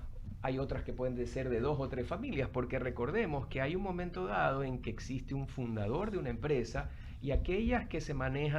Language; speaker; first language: Spanish; native; Spanish